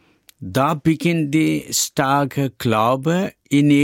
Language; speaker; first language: German; non-native, learner; Tamil